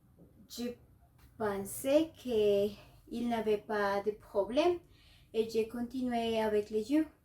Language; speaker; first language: French; non-native, learner; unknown